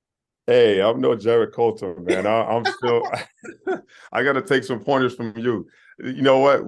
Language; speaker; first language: English; native; English